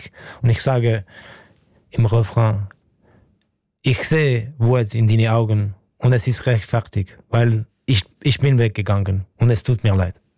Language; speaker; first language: German; non-native, fluent; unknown